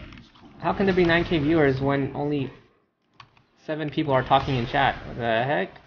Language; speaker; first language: English; native; English